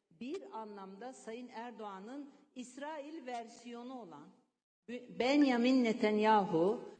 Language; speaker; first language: Turkish; native; Turkish